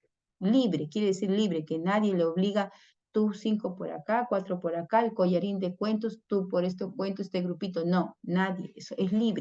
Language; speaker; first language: Spanish; native; Spanish